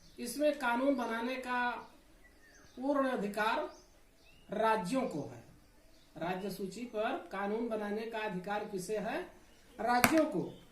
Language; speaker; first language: Hindi; native; Hindi